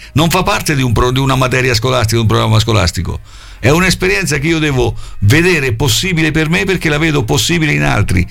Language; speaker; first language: Italian; native; Italian